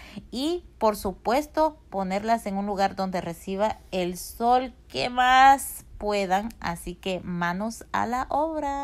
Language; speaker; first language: Spanish; native; Spanish